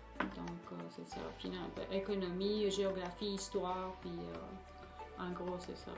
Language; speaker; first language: French; non-native, fluent; Romanian